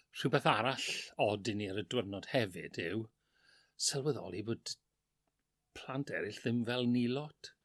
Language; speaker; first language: Welsh; native; Welsh